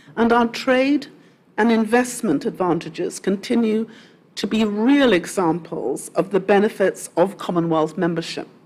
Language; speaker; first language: English; native; English